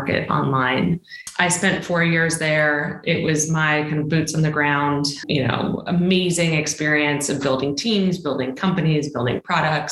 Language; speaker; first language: English; native; English